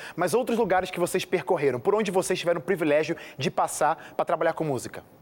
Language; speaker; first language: Portuguese; native; Portuguese